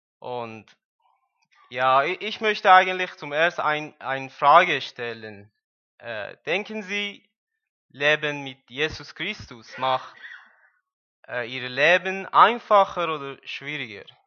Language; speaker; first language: German; non-native, learner; Persian